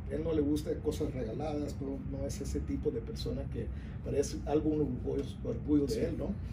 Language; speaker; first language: Spanish; early bilingual, heritage; Spanish